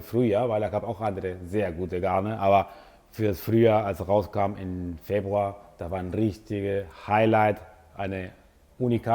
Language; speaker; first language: German; non-native, fluent; Italian